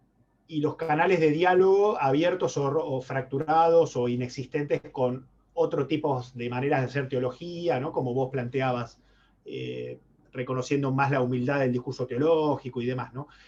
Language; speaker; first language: Spanish; native; Spanish